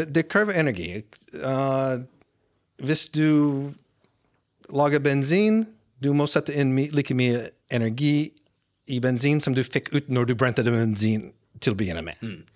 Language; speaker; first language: Norwegian; non-native, fluent; English